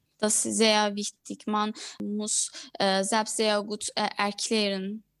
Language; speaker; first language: German; non-native, learner; Turkish